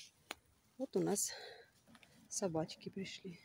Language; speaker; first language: Russian; non-native, learner; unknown